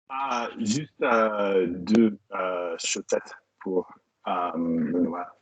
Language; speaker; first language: French; non-native, learner; English